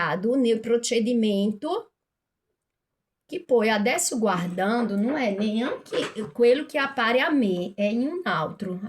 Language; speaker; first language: Italian; non-native, fluent; Portuguese